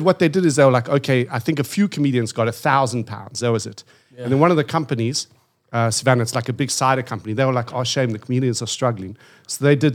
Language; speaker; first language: English; native; English